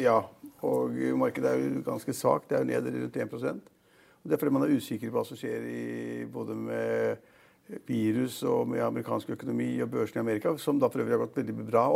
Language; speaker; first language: Norwegian; native; Norwegian